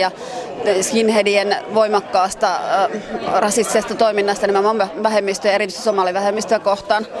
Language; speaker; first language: Finnish; native; Finnish